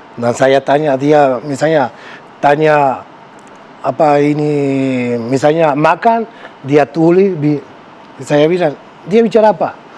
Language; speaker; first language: Indonesian; non-native, fluent; Spanish